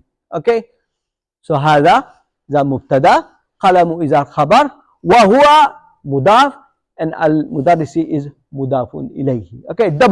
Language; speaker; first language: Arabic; non-native, fluent; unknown